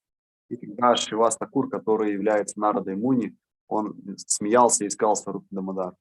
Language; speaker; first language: Russian; native; Russian